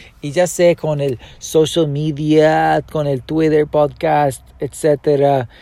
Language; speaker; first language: Spanish; early bilingual, heritage; Spanish